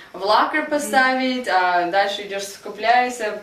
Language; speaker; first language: Russian; early bilingual, heritage; Russian